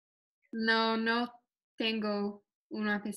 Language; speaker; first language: Spanish; non-native, learner; English